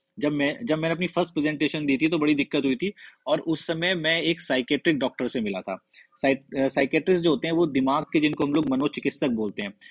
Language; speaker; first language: Hindi; native; Hindi